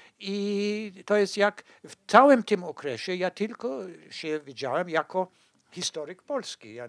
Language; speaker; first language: Polish; non-native, fluent; English